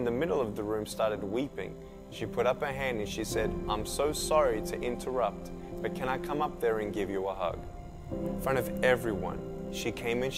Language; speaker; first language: English; native; English